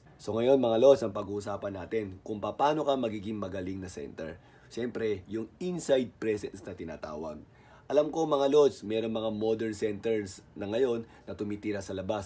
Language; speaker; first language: Filipino; native; Filipino